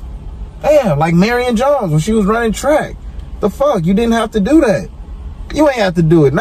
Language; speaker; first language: English; native; English